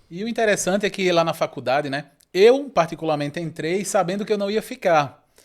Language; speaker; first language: Portuguese; native; Portuguese